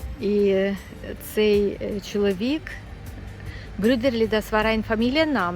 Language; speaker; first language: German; non-native, learner; Ukrainian